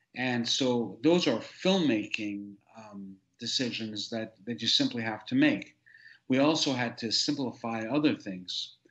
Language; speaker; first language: English; native; English